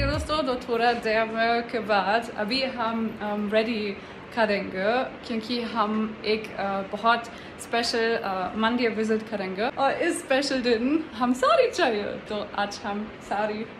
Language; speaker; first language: Hindi; non-native, learner; German